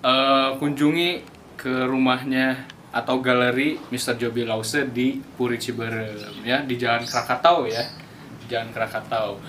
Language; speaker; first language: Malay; non-native, local second language; Sundanese